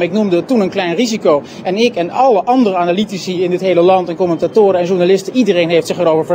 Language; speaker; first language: Dutch; native; Dutch